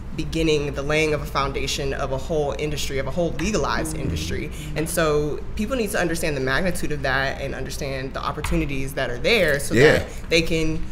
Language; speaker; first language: English; native; English